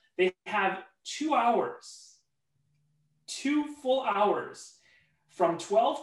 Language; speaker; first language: English; native; English